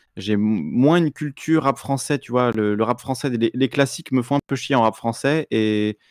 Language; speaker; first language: French; native; French